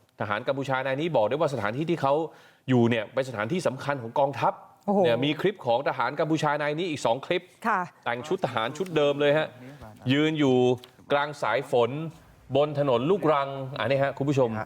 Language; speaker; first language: Thai; native; Thai